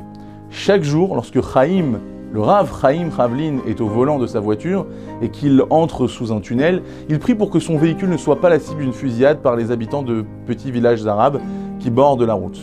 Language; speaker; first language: French; native; French